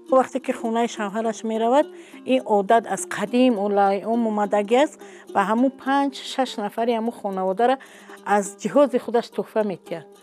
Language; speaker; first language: Tajik; native; Tajik